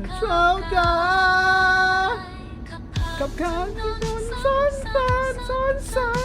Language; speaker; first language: Thai; native; Thai